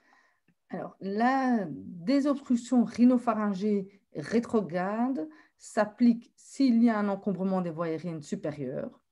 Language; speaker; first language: French; native; French